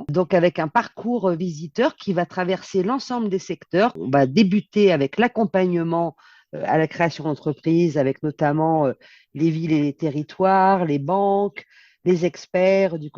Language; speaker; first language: French; native; French